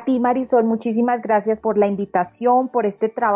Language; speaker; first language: Spanish; native; Spanish